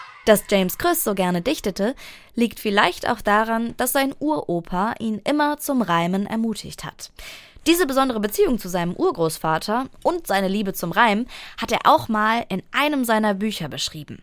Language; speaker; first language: German; native; German